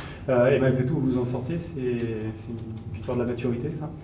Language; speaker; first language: French; native; French